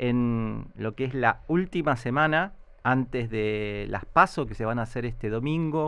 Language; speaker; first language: Spanish; native; Spanish